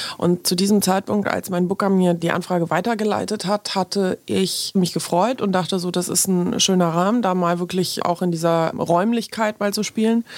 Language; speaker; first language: German; early bilingual, other home language; Polish